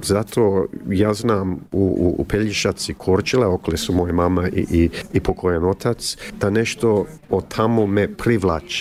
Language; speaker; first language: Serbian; early bilingual, heritage; Croatian